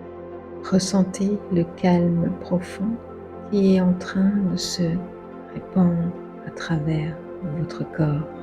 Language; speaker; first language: French; native; French